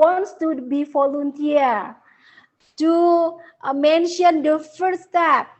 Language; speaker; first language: English; non-native, learner; Indonesian